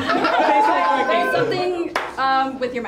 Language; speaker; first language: English; native; English